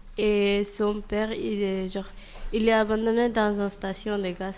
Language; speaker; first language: French; non-native, fluent; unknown